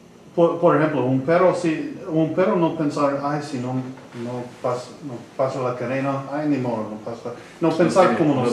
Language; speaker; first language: Spanish; non-native, learner; English